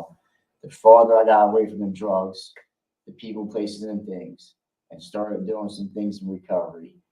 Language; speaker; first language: English; native; English